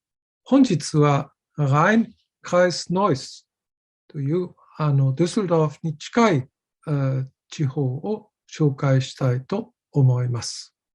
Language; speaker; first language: Japanese; non-native, fluent; German